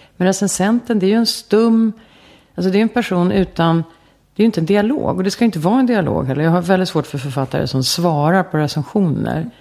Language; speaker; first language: Swedish; native; Swedish